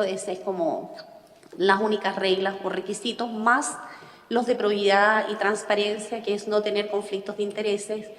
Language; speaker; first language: Spanish; native; Spanish